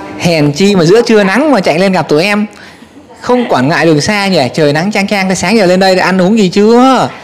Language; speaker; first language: Vietnamese; native; Vietnamese